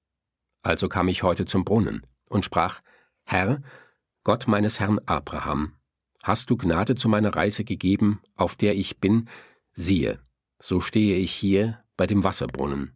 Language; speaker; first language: German; native; German